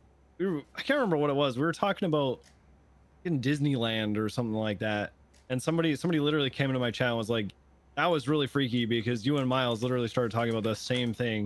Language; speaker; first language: English; native; English